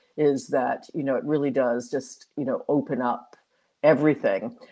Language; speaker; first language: English; native; English